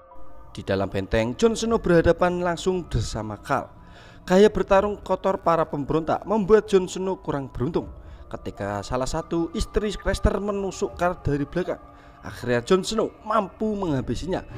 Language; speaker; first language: Indonesian; native; Indonesian